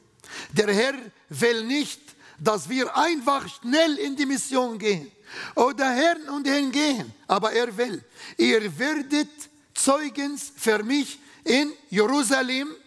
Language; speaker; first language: German; non-native, fluent; Arabic